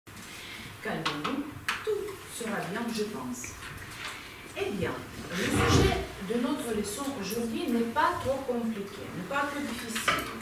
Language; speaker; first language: French; non-native, fluent; Ukrainian